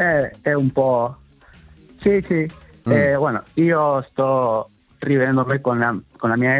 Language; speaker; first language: Italian; non-native, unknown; Spanish